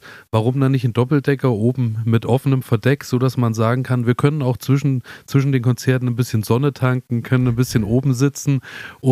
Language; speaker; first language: German; native; German